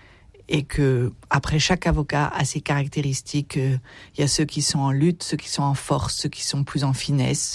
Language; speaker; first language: French; native; French